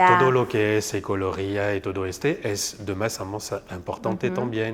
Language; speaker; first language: Spanish; non-native, fluent; French